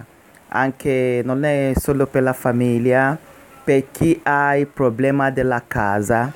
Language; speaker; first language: Italian; non-native, learner; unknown